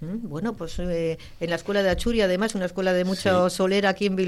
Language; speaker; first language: Spanish; native; Spanish